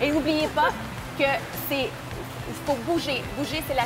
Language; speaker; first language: French; native; French